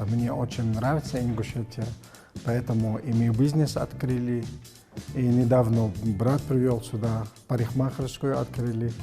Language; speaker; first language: Russian; non-native, learner; Arabic